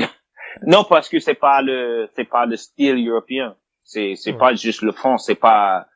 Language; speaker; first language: French; non-native, fluent; English